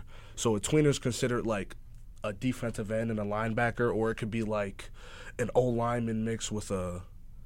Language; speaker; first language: English; native; English